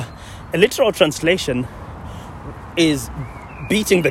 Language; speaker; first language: English; non-native, local second language; Shona